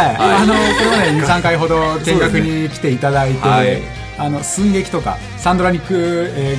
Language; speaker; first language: Japanese; native; Japanese